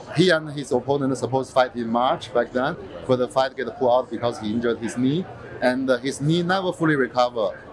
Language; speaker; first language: English; non-native, fluent; Chinese